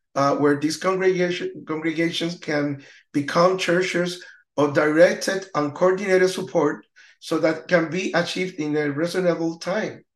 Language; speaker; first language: English; non-native, learner; Spanish